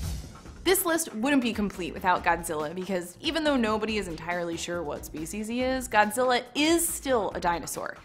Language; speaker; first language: English; native; English